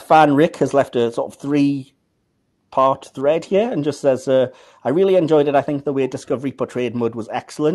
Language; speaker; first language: English; native; English